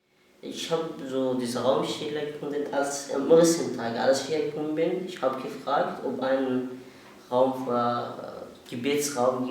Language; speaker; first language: German; non-native, learner; Arabic